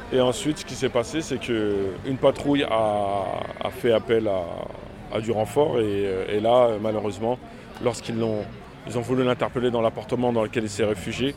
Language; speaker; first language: French; early bilingual, other home language; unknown